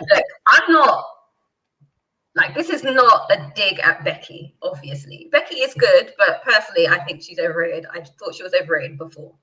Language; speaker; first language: English; native; English